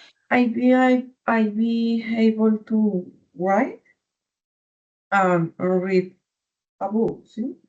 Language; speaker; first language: English; non-native, learner; Spanish